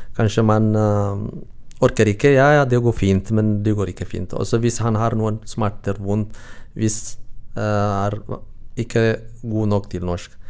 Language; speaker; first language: Norwegian; non-native, learner; Tigrinya